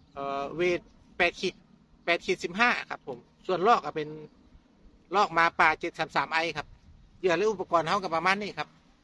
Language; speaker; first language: Thai; non-native, local second language; Northeastern Thai